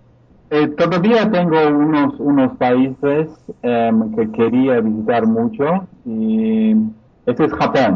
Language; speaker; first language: Spanish; non-native, fluent; Polish